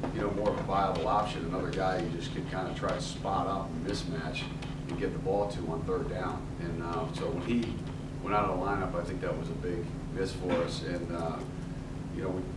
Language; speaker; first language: English; native; English